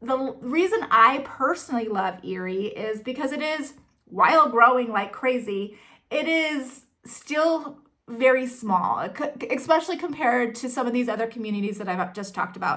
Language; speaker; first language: English; native; English